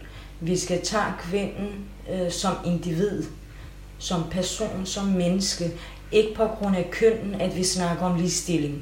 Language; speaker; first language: Danish; non-native, fluent; Kurdish